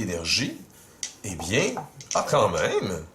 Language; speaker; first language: French; native; French